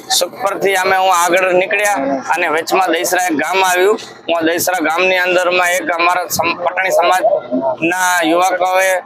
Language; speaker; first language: Gujarati; native; Gujarati